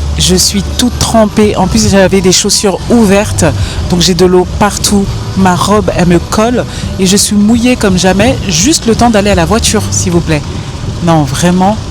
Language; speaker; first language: French; native; French